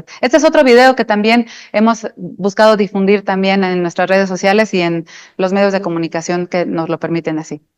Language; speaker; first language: Spanish; native; Spanish